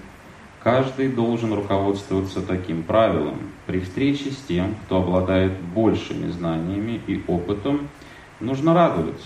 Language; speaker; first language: Russian; native; Russian